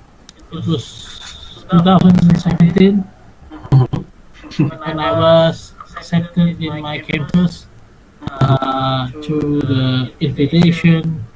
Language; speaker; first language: English; non-native, fluent; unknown